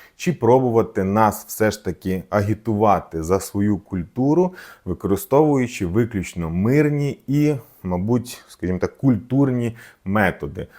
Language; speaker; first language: Ukrainian; non-native, local second language; Russian